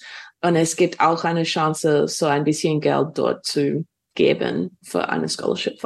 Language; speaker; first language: German; non-native, fluent; English